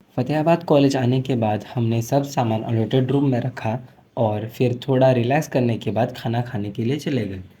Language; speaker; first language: Hindi; non-native, local second language; Marathi